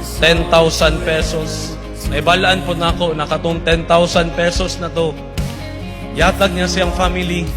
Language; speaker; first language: Cebuano; native; Cebuano